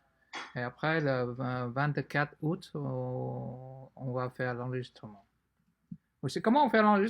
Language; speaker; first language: French; non-native, fluent; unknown